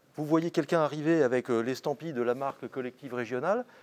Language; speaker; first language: French; native; French